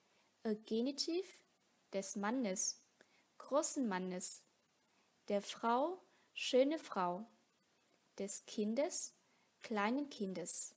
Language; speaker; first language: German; non-native, fluent; Vietnamese